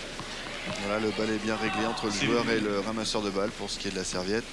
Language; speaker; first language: French; native; French